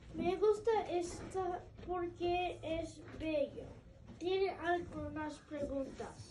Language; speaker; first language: Spanish; non-native, learner; English